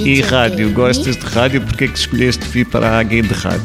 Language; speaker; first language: Portuguese; native; Portuguese